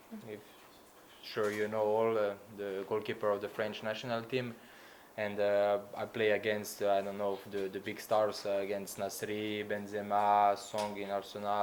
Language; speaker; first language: English; non-native, learner; Slovenian